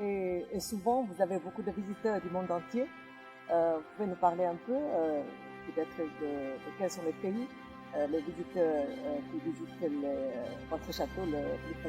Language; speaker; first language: French; non-native, fluent; Chinese